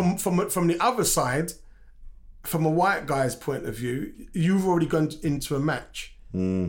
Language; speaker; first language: English; native; English